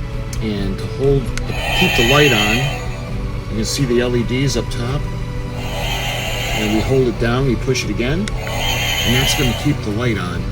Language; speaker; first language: English; native; English